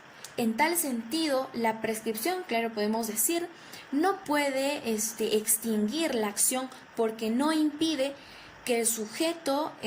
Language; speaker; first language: Spanish; native; Spanish